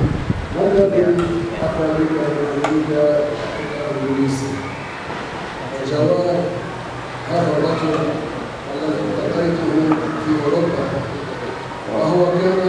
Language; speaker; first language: Arabic; native; Arabic